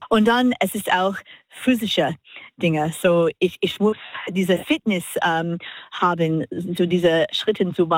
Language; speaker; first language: German; non-native, learner; English